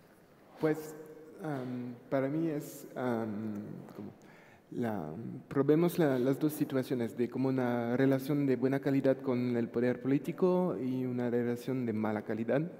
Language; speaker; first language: Spanish; non-native, fluent; French